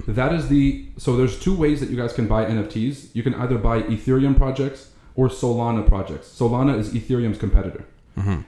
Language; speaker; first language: English; early bilingual, other home language; Arabic